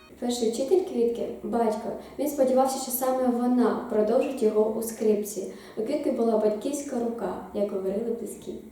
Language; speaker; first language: Ukrainian; native; Ukrainian